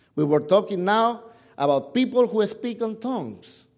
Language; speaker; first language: English; non-native, fluent; Spanish